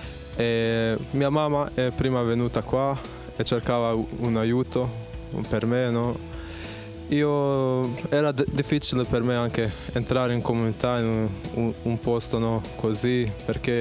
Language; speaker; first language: Italian; non-native, fluent; Bosnian